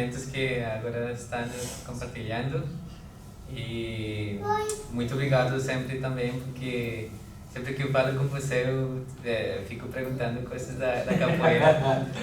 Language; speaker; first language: Portuguese; non-native, learner; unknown